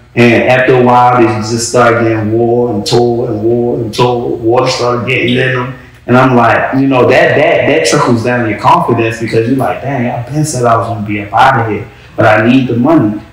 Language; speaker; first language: English; native; English